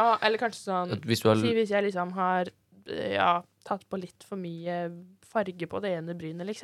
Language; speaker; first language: Norwegian; native; Norwegian